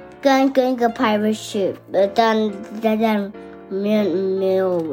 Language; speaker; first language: Chinese; early bilingual, heritage; Chinese